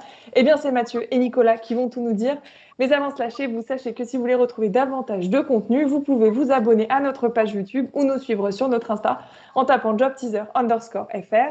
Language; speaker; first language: French; native; French